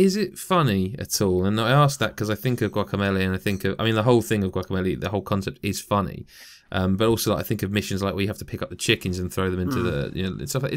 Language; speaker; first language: English; native; English